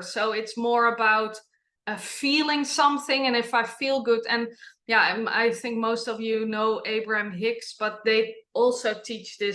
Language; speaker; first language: English; non-native, fluent; Dutch